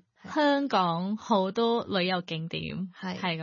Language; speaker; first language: Cantonese; non-native, fluent; Thai